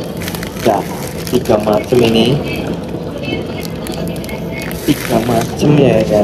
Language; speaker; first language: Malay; non-native, local second language; Javanese